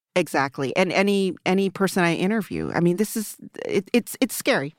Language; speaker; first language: English; early bilingual, other home language; Chinese